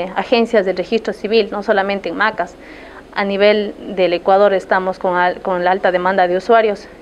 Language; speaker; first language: Spanish; native; Spanish